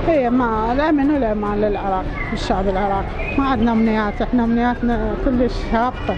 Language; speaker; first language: Arabic; native; Arabic